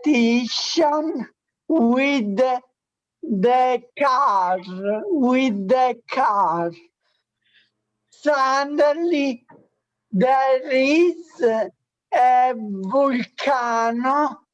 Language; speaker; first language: English; non-native, learner; Italian